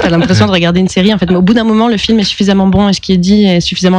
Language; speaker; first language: French; native; French